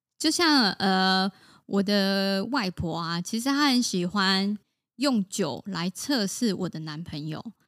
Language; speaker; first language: Chinese; native; Chinese